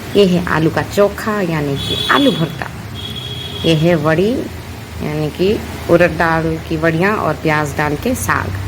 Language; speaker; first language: Hindi; non-native, local second language; Odia